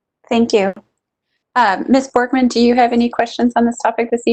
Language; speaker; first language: English; native; English